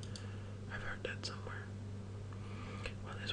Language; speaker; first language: English; non-native, fluent; Danish